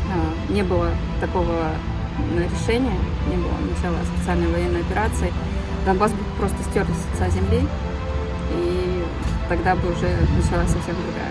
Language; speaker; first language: Russian; native; Russian